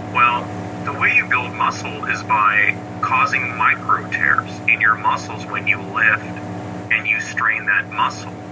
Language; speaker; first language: English; native; English